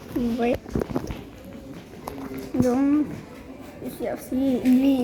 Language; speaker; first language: French; non-native, learner; Arabic